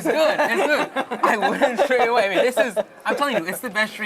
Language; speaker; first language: English; native; English